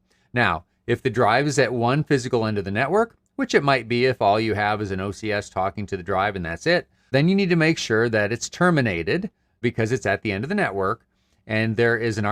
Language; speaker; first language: English; native; English